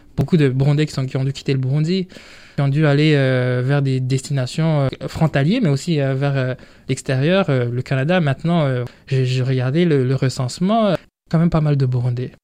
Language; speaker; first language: French; non-native, local second language; Rundi